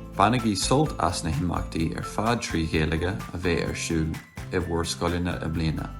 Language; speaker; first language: Irish; non-native, local second language; English